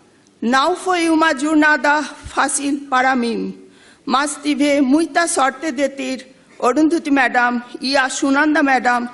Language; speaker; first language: Portuguese; non-native, learner; Bangla